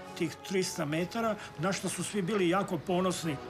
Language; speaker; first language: English; non-native, fluent; Serbian